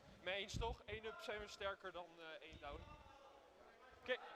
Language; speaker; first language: Dutch; native; Dutch